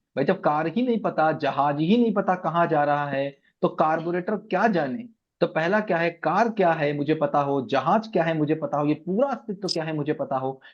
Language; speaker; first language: Hindi; native; Hindi